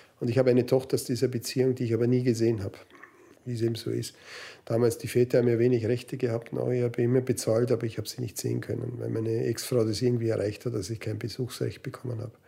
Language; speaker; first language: German; native; German